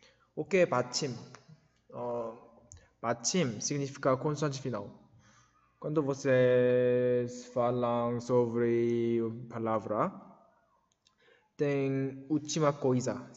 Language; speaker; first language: Portuguese; non-native, learner; Korean